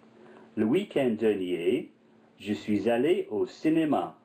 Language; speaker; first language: French; non-native, fluent; English